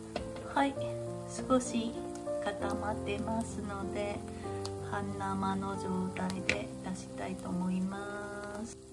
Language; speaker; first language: Japanese; non-native, fluent; Chinese